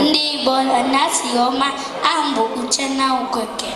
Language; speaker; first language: Igbo; early bilingual, heritage; Igbo